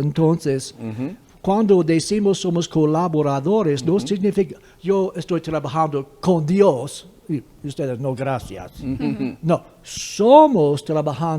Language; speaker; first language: Spanish; non-native, fluent; English